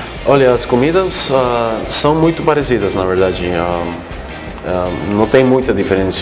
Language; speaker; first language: Portuguese; non-native, fluent; Spanish